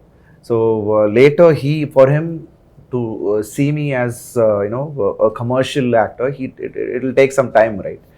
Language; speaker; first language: Telugu; non-native, local second language; Tamil